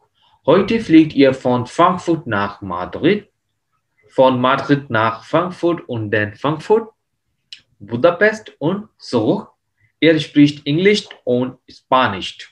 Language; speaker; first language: German; non-native, learner; Hindi